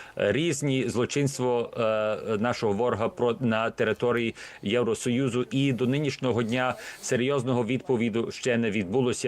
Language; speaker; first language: Ukrainian; early bilingual, heritage; Ukrainian